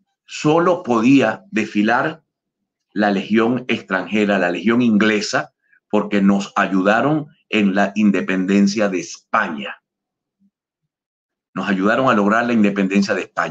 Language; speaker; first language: Spanish; native; Spanish